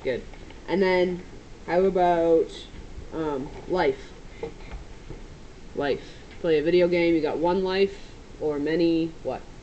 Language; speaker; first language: English; native; English